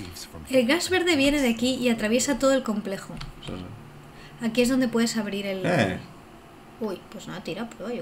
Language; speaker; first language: Spanish; native; Spanish